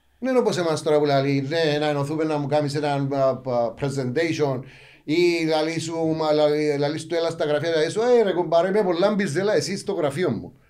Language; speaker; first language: Greek; native; Greek